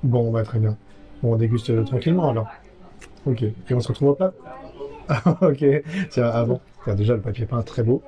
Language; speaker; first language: French; native; French